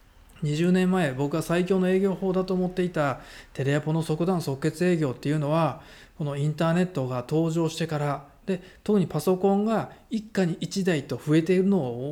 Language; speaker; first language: Japanese; native; Japanese